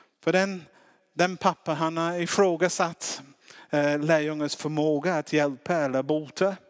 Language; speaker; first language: Swedish; non-native, fluent; English